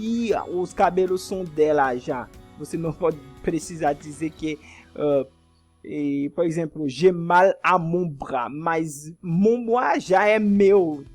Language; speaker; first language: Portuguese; non-native, fluent; French